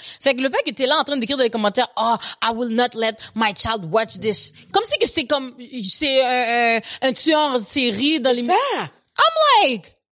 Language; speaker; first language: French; native; French